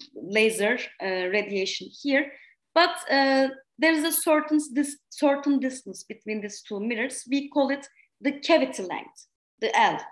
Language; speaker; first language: English; non-native, fluent; Turkish